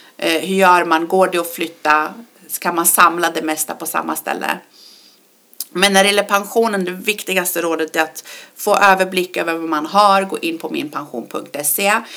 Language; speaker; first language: Swedish; early bilingual, other home language; Persian